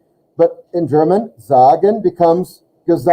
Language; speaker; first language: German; non-native, fluent; English